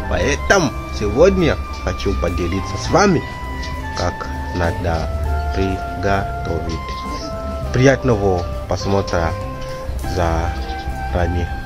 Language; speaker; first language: Russian; non-native, learner; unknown